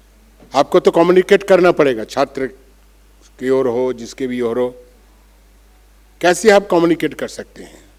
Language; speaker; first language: Hindi; non-native, local second language; Bangla